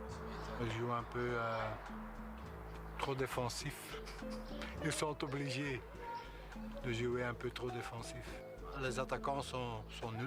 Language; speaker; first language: French; non-native, local second language; Dutch